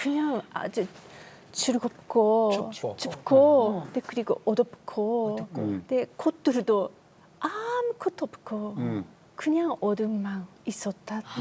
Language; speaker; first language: Korean; non-native, learner; Japanese